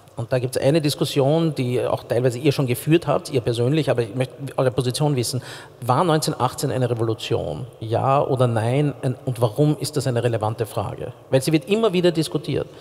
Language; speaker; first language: German; native; German